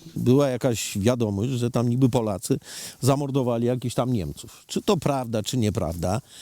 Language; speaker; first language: Polish; early bilingual, heritage; Polish